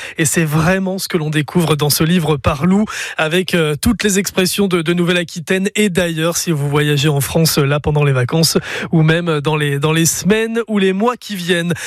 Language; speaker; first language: French; native; French